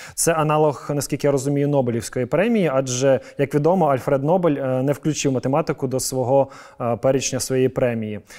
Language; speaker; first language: Ukrainian; native; Ukrainian